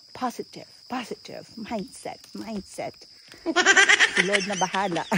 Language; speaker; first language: Filipino; non-native, local second language; Cebuano